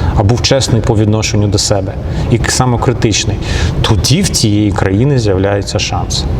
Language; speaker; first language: Ukrainian; non-native, local second language; Russian